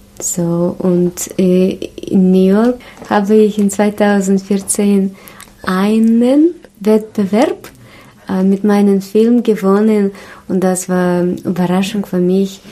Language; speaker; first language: German; non-native, learner; Russian